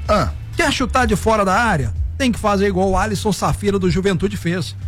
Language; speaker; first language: Portuguese; native; Portuguese